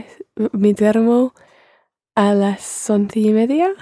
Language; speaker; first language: Spanish; non-native, learner; English